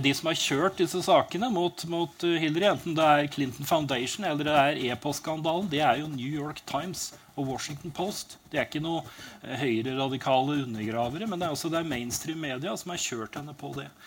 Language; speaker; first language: Norwegian; native; Norwegian